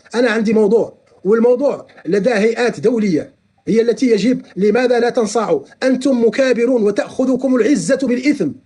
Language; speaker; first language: Arabic; native; Arabic